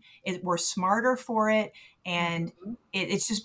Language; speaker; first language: English; native; English